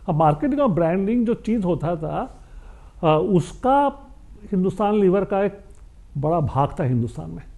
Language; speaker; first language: Hindi; non-native, local second language; Bangla